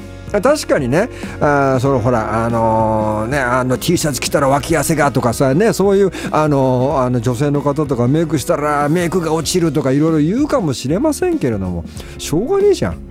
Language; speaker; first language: Japanese; native; Japanese